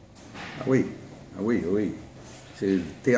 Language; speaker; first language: French; non-native, learner; Italian